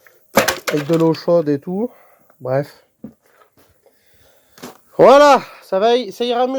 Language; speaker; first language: French; native; French